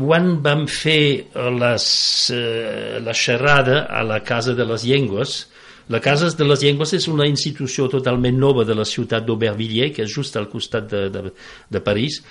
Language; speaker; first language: Catalan; non-native, fluent; French